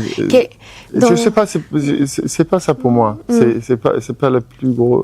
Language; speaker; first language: French; non-native, fluent; English